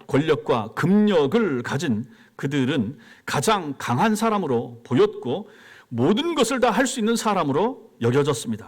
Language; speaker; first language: Korean; native; Korean